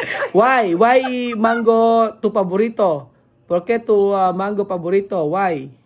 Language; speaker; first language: Spanish; non-native, learner; Filipino